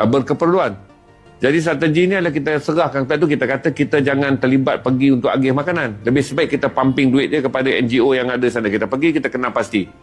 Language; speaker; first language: Malay; native; Malay